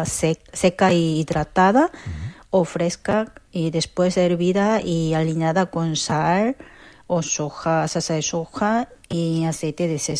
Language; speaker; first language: Spanish; non-native, learner; Korean